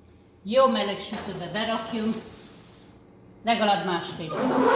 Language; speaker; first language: Hungarian; early bilingual, heritage; Hungarian